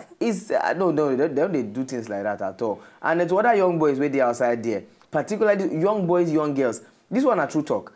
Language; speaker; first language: Nigerian Pidgin; native; Nigerian Pidgin